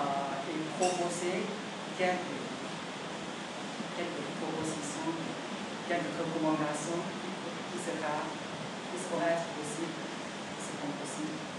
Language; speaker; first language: French; non-native, learner; Vietnamese